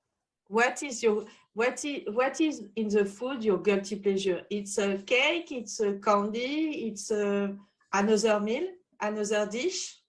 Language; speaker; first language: English; non-native, learner; French